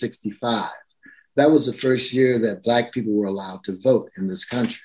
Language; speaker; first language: English; native; English